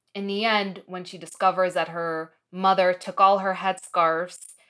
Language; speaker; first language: English; early bilingual, other home language; Arabic